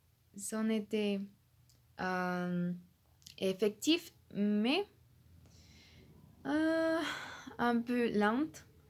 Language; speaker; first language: French; non-native, learner; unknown